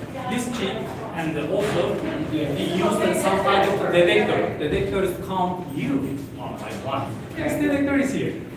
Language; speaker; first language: English; non-native, fluent; Turkish